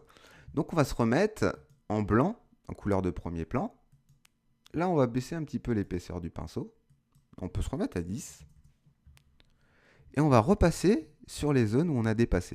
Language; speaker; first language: French; native; French